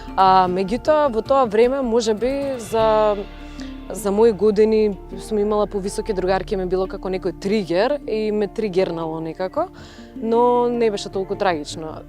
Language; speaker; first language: Macedonian; early bilingual, other home language; Russian